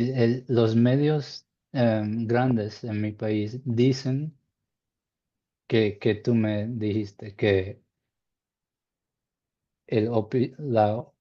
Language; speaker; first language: Spanish; non-native, learner; English